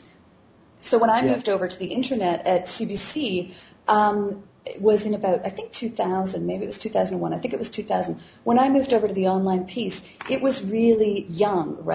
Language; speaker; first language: English; native; English